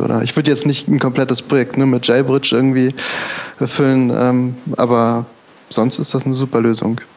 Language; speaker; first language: German; native; German